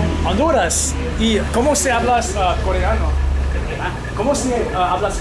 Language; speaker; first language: Spanish; non-native, learner; English